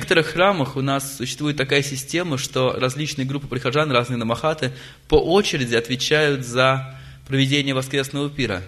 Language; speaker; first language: Russian; native; Russian